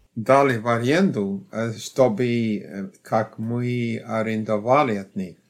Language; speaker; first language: Russian; non-native, learner; English